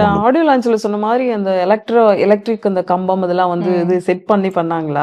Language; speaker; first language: Tamil; native; Tamil